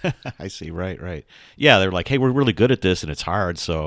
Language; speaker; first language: English; non-native, fluent; German